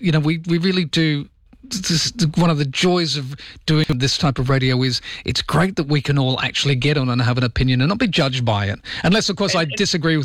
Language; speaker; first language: English; native; English